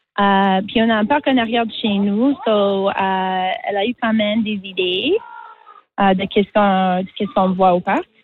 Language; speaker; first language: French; non-native, local second language; English